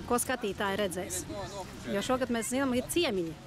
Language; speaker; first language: Latvian; native; Latvian